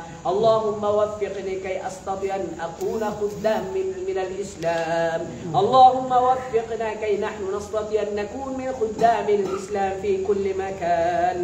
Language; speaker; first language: Arabic; non-native, fluent; Bangla